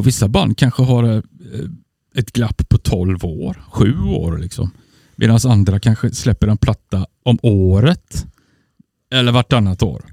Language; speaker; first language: Swedish; native; Swedish